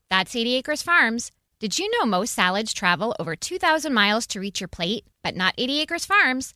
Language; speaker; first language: English; native; English